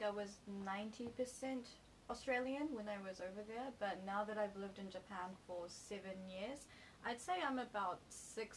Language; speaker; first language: English; native; English